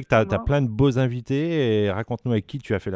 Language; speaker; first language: French; native; French